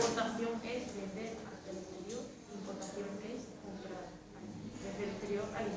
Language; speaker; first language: Spanish; native; Spanish